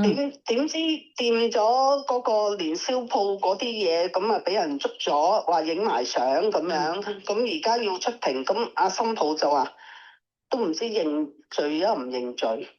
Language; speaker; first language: Cantonese; native; Cantonese